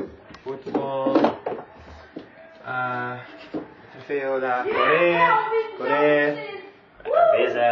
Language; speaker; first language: Spanish; non-native, learner; English